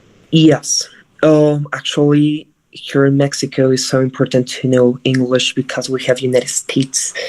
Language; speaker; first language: English; non-native, fluent; Spanish